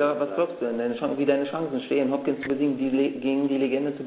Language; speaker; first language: German; native; German